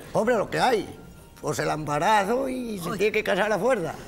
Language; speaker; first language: Spanish; native; Spanish